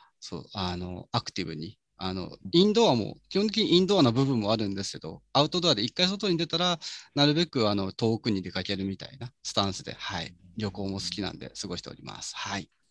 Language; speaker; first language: Japanese; native; Japanese